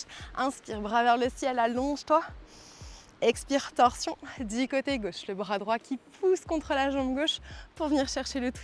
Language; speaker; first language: French; native; French